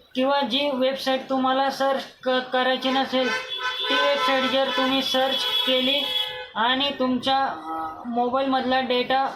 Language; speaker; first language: Marathi; non-native, local second language; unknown